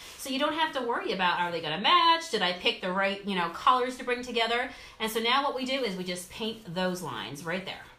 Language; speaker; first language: English; native; English